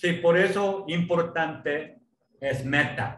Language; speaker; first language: Spanish; non-native, learner; Korean